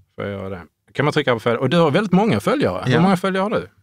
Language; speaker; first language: Swedish; native; Swedish